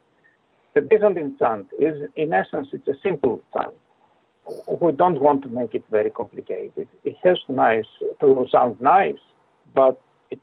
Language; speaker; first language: English; non-native, fluent; Greek